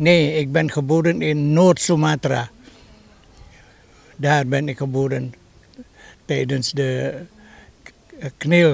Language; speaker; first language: Dutch; non-native, learner; Indonesian